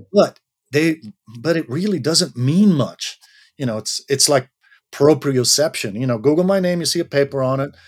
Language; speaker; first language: English; non-native, fluent; Dutch